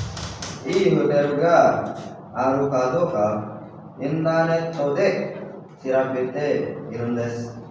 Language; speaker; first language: Japanese; non-native, learner; Indonesian